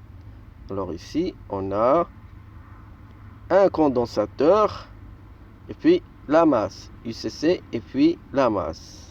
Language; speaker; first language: French; non-native, local second language; Arabic